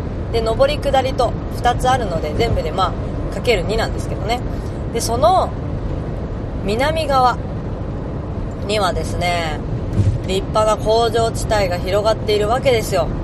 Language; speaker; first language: Japanese; native; Japanese